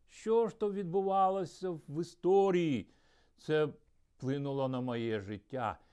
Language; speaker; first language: Ukrainian; early bilingual, other home language; Russian